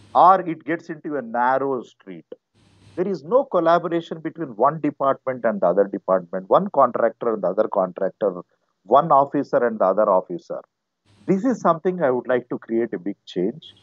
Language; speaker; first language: English; non-native, local second language; Telugu